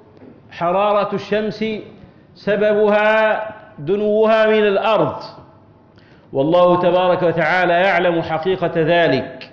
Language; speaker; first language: Arabic; native; Arabic